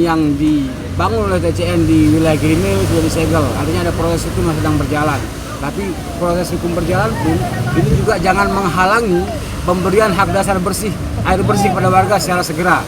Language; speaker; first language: Indonesian; native; Indonesian